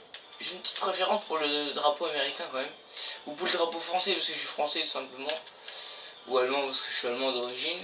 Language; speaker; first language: French; native; French